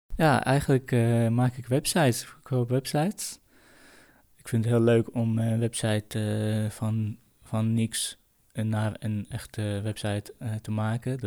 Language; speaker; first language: Dutch; non-native, fluent; Kurdish